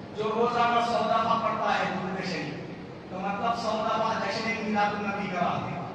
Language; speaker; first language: Urdu; native; Urdu